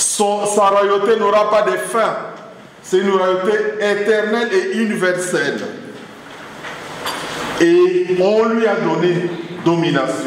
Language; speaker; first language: French; non-native, local second language; Lingala